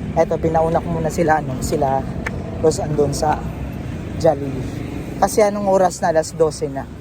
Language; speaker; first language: Filipino; non-native, local second language; Cebuano